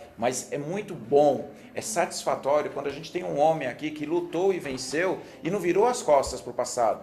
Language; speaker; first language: Portuguese; native; Portuguese